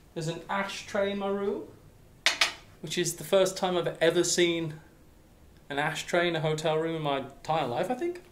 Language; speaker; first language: English; native; English